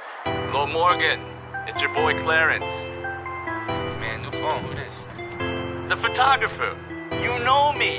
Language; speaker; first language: English; native; English